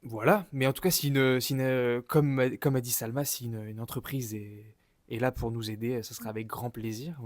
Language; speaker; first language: French; native; French